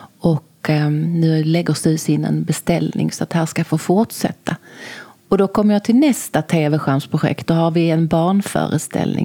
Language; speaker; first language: Swedish; native; Swedish